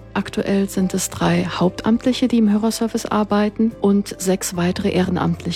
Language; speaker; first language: German; native; German